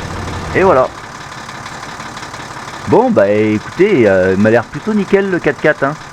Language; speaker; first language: French; native; French